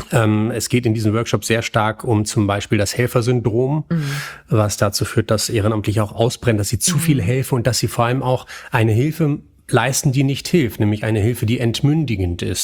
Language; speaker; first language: German; native; German